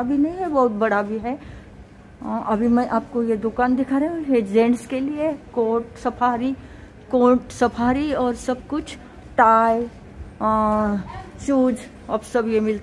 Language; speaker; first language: Hindi; non-native, local second language; Marathi